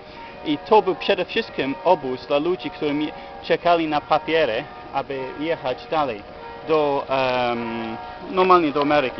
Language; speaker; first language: Polish; non-native, learner; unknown